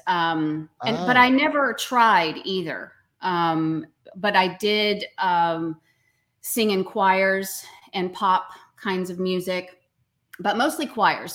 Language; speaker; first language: English; native; English